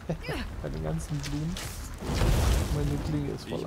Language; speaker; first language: German; native; German